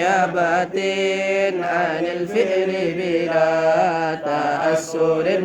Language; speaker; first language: Arabic; non-native, fluent; Indonesian